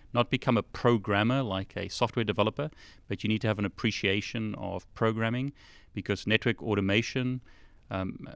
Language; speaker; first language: English; native; English